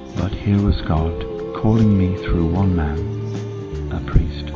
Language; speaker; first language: English; native; English